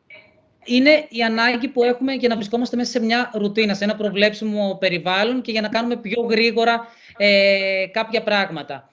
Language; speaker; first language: Greek; native; Greek